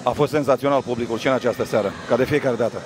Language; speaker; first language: Romanian; native; Romanian